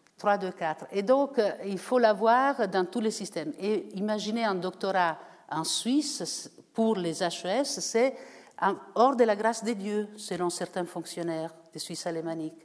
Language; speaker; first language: French; non-native, fluent; Italian